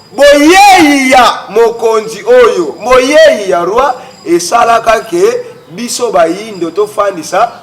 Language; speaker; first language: Lingala; non-native, local second language; Kongo